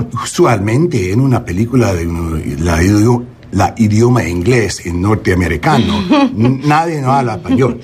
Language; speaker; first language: Spanish; early bilingual, heritage; English